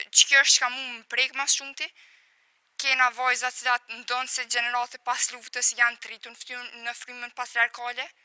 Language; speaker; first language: Albanian; native; Albanian